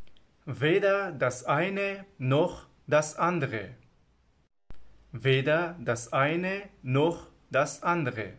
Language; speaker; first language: German; non-native, fluent; Persian